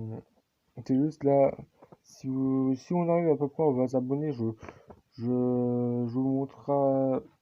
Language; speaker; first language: French; native; French